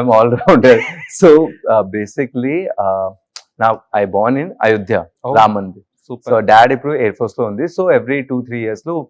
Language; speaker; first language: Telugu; non-native, learner; Hindi